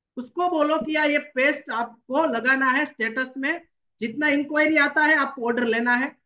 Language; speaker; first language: Hindi; non-native, local second language; Gujarati